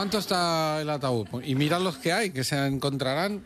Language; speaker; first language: Spanish; native; Spanish